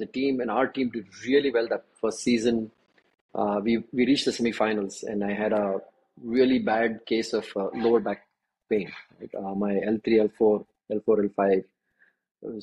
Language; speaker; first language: English; non-native, local second language; Kannada